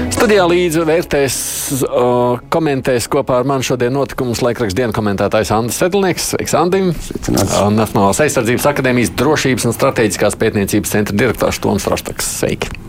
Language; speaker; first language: Latvian; native; Latvian